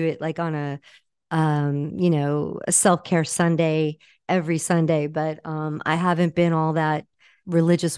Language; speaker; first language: English; native; English